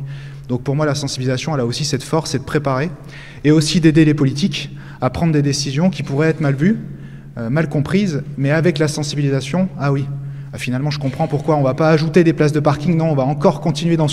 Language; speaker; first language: French; native; French